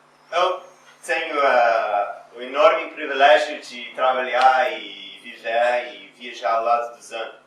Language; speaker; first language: Portuguese; non-native, fluent; English